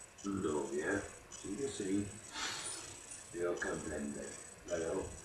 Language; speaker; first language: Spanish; non-native, learner; Italian